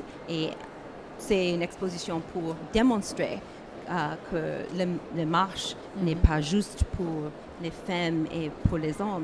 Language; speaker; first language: French; non-native, learner; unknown